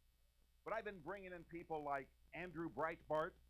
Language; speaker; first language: English; native; English